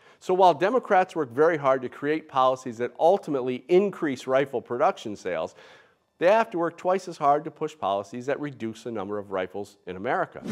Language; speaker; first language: English; native; English